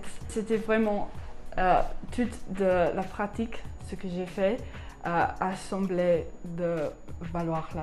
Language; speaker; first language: French; non-native, learner; English